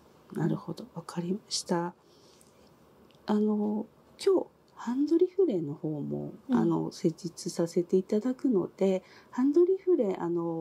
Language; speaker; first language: Japanese; native; Japanese